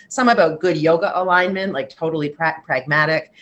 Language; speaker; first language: English; native; English